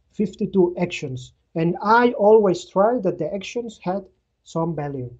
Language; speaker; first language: English; non-native, fluent; Spanish